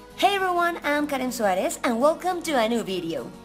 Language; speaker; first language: English; non-native, fluent; Spanish